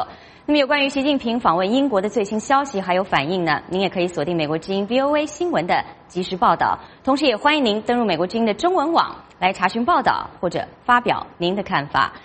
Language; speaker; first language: Chinese; native; Chinese